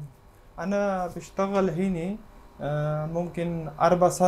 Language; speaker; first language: Arabic; non-native, learner; Urdu